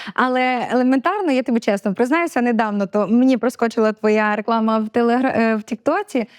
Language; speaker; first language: Ukrainian; native; Ukrainian